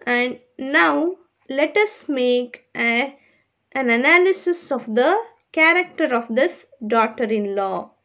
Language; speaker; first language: English; non-native, local second language; Kannada